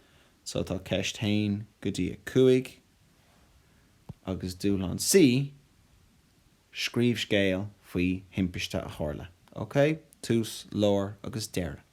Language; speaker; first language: Irish; non-native, local second language; English